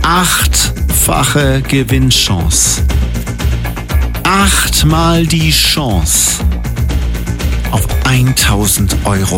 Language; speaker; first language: German; native; German